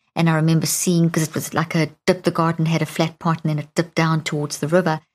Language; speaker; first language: English; native; English